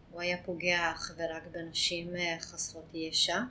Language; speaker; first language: Hebrew; non-native, fluent; Hungarian